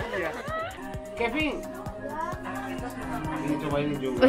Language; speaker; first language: Indonesian; non-native, fluent; Japanese